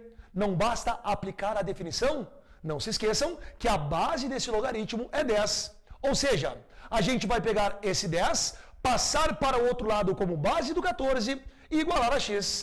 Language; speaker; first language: Portuguese; native; Portuguese